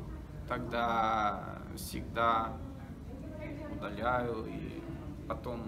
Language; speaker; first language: Russian; non-native, learner; English